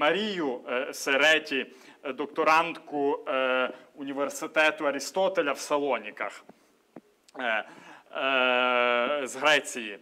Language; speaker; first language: Ukrainian; native; Ukrainian